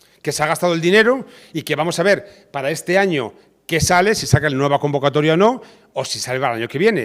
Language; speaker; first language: Spanish; native; Spanish